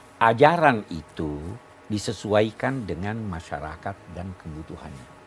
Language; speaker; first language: Indonesian; non-native, local second language; Buginese